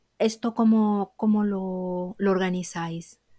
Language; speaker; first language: Spanish; native; Spanish